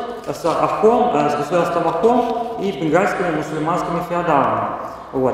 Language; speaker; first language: Russian; native; Russian